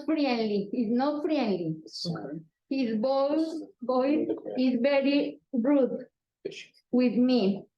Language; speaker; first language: English; non-native, learner; Spanish